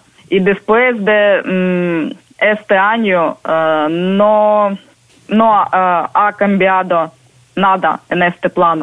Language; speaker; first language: Spanish; non-native, fluent; Ukrainian